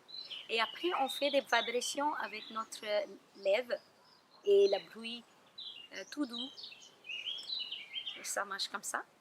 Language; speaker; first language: French; non-native, learner; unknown